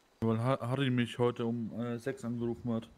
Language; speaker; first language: German; native; German